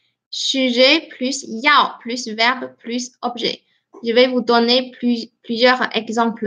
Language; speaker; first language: French; non-native, fluent; Chinese